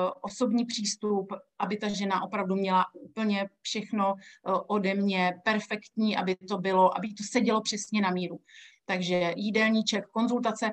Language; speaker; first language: Czech; native; Czech